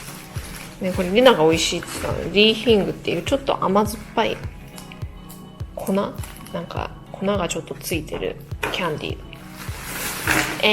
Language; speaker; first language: Japanese; native; Japanese